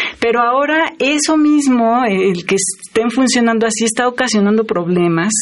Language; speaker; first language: Spanish; native; Spanish